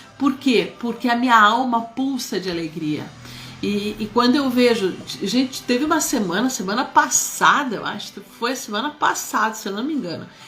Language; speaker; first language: Portuguese; early bilingual, other home language; Spanish